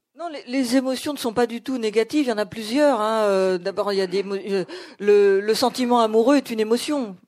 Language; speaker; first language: French; native; French